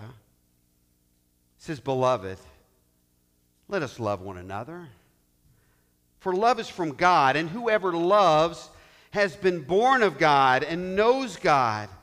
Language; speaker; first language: English; native; English